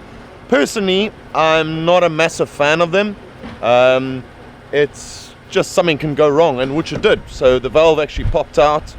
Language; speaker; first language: English; native; English